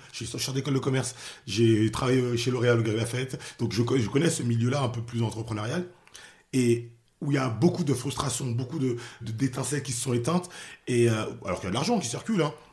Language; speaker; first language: French; early bilingual, other home language; Haitian Creole